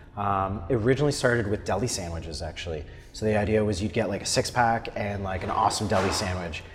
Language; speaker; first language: English; native; English